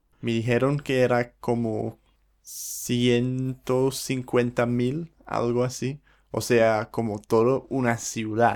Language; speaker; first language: Spanish; non-native, fluent; English